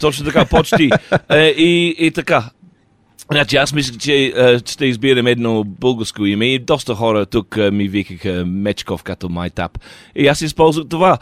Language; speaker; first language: Bulgarian; non-native, learner; English